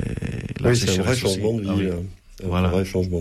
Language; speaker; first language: French; native; French